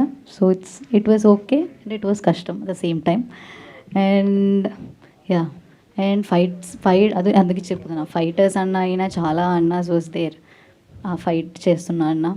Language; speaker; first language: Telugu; non-native, learner; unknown